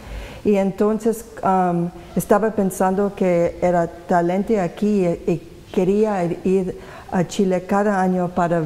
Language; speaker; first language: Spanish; non-native, learner; English